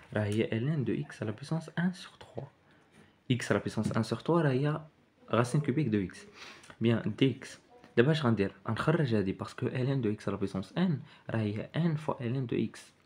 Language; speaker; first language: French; non-native, local second language; Arabic